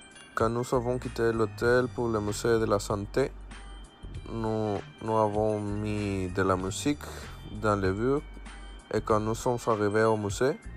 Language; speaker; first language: French; non-native, learner; Spanish